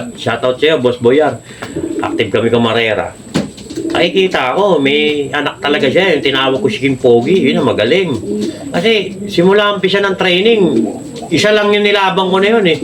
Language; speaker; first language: Filipino; non-native, local second language; Aklanon